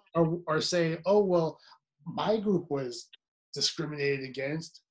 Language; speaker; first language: English; early bilingual, other home language; Spanish